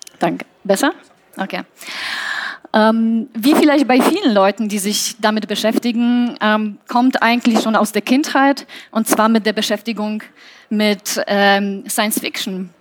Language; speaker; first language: German; non-native, fluent; Polish